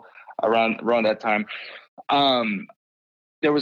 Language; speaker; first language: English; early bilingual, other home language; Spanish